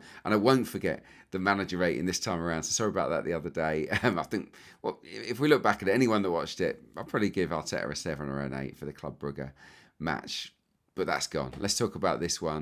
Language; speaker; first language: English; native; English